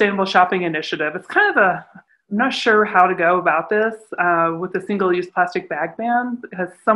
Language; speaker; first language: English; native; English